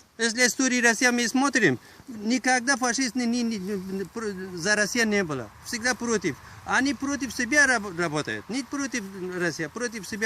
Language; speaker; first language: Russian; non-native, learner; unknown